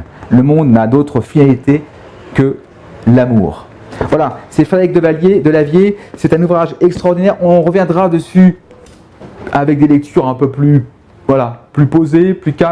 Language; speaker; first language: French; native; French